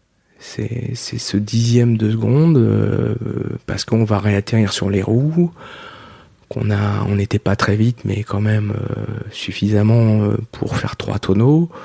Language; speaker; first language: French; native; French